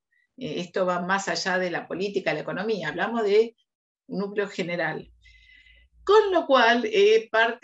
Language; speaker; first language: Spanish; native; Spanish